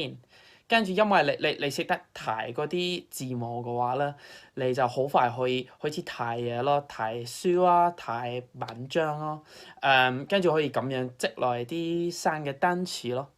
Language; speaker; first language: Cantonese; non-native, fluent; English